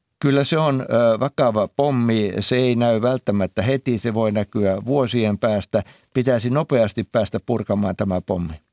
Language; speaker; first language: Finnish; native; Finnish